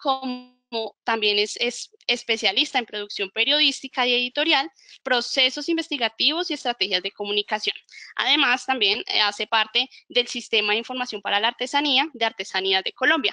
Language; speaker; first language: Spanish; native; Spanish